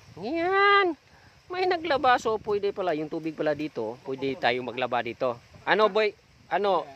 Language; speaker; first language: Filipino; non-native, local second language; Cebuano